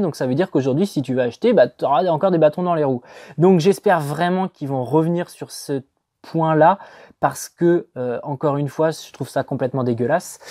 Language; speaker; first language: French; native; French